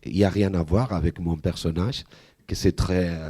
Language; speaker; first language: French; non-native, fluent; Spanish